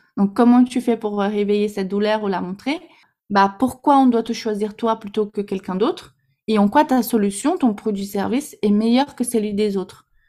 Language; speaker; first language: French; non-native, fluent; Portuguese